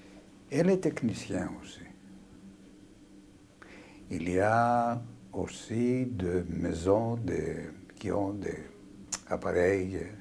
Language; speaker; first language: French; non-native, fluent; Greek